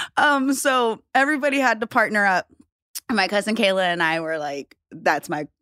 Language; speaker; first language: English; native; English